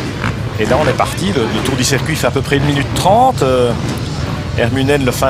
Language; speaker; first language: French; native; French